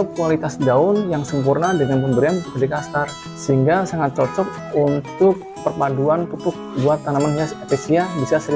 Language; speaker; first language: Indonesian; native; Indonesian